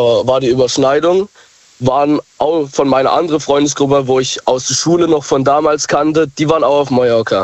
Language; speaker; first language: German; native; German